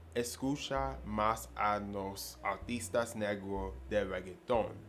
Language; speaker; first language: Spanish; early bilingual, heritage; Spanish